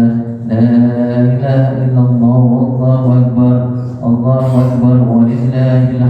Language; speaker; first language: Indonesian; native; Indonesian